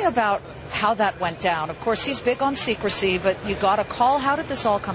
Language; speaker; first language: English; native; English